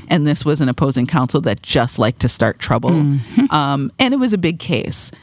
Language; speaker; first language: English; native; English